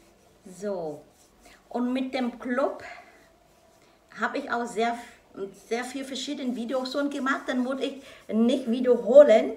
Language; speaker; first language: German; non-native, learner; Vietnamese